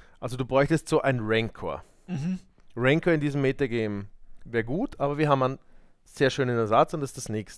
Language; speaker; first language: German; native; German